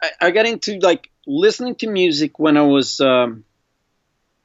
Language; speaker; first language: English; non-native, fluent; Swedish